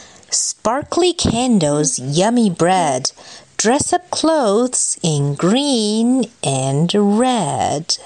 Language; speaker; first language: English; non-native, fluent; Chinese